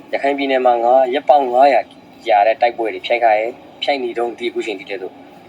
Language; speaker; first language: Burmese; native; Burmese